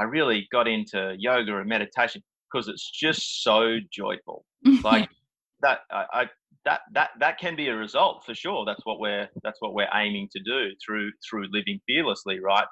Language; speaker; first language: English; native; English